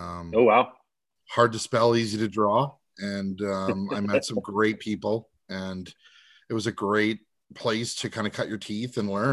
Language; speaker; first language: English; native; English